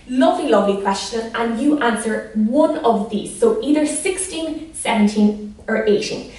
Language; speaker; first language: English; native; English